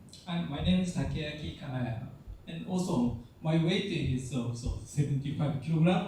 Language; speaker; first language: English; non-native, fluent; Japanese